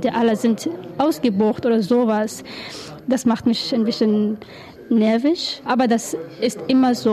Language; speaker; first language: German; non-native, learner; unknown